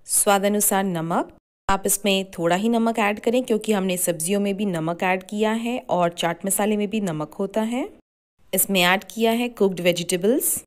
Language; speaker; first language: Hindi; native; Hindi